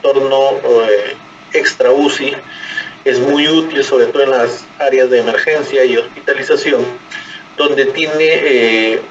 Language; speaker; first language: Spanish; native; Spanish